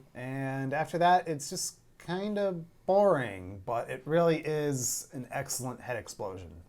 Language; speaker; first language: English; native; English